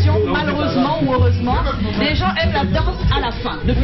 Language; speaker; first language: French; native; French